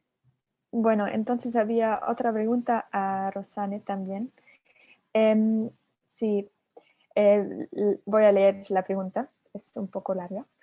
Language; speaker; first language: Spanish; non-native, fluent; German